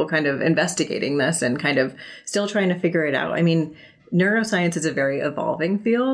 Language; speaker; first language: English; native; English